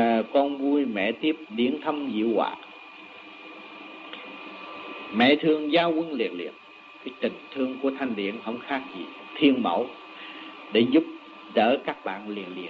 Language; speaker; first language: Vietnamese; native; Vietnamese